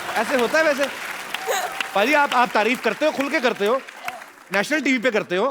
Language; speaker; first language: Hindi; non-native, local second language; Punjabi